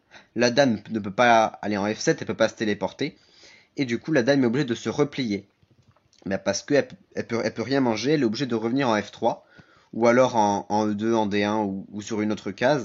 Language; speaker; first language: French; native; French